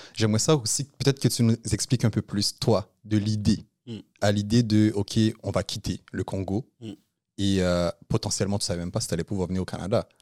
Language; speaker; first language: French; native; French